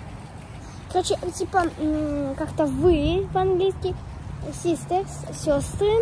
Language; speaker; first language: Russian; early bilingual, heritage; Russian